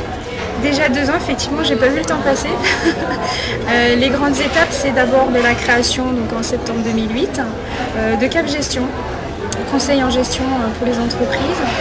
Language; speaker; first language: French; native; French